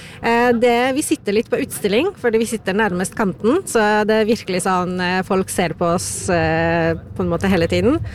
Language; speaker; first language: Norwegian; non-native, fluent; Polish